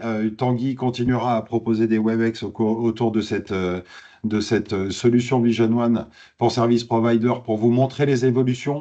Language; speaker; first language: French; native; French